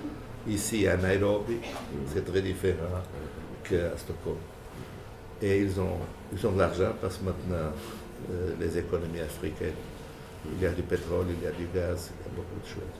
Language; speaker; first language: French; non-native, fluent; Portuguese